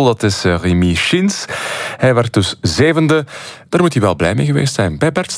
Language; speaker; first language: Dutch; native; Dutch